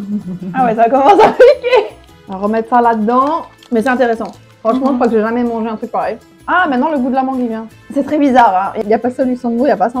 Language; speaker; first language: French; native; French